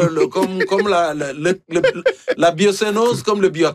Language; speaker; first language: French; native; French